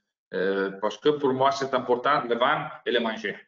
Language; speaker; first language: French; non-native, learner; Italian